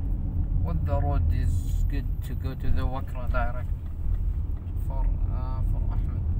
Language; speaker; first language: English; non-native, learner; Arabic